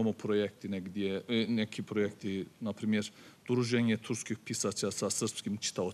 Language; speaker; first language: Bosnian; non-native, fluent; Turkish